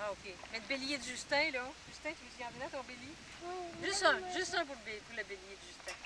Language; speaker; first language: French; native; French